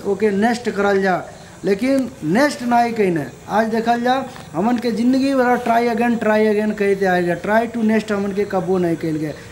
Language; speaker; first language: Bhojpuri; non-native, local second language; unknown